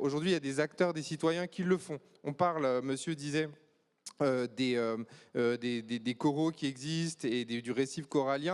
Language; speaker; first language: French; native; French